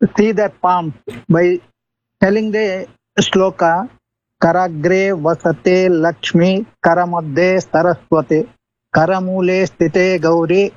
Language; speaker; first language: English; non-native, local second language; Kannada